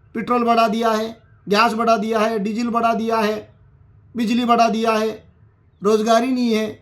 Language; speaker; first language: Hindi; non-native, local second language; Telugu